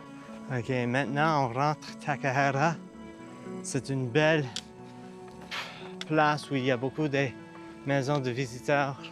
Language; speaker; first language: French; non-native, learner; English